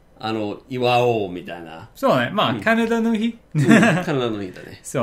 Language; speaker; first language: Japanese; non-native, fluent; English